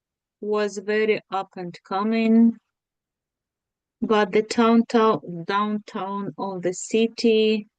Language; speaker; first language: English; non-native, learner; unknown